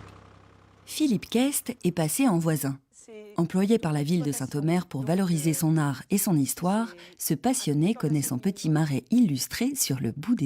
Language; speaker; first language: French; native; French